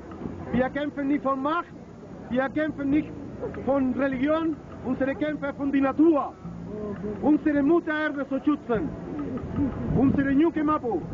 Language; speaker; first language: German; non-native, learner; Spanish